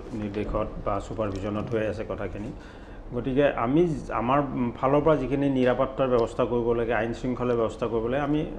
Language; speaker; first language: Assamese; native; Assamese